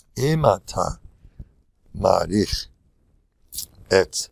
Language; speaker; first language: Hebrew; non-native, fluent; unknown